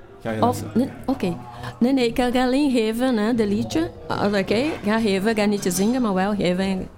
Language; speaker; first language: Dutch; non-native, learner; Portuguese